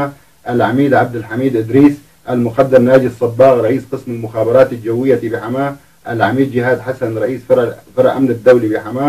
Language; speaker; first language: Arabic; native; Arabic